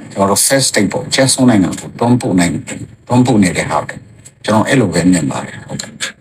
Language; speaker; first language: Burmese; non-native, local second language; Hakha Chin